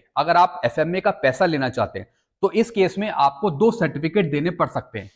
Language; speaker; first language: Hindi; native; Hindi